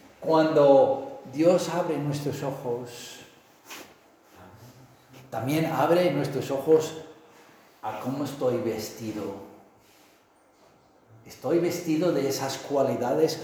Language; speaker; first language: Spanish; non-native, fluent; English